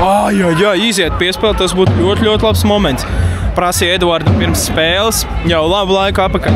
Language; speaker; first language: Latvian; native; Latvian